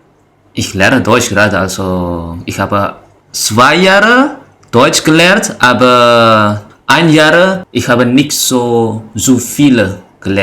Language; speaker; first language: German; non-native, learner; Indonesian